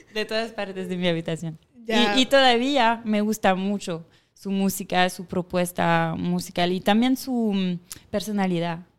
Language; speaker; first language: Spanish; non-native, fluent; French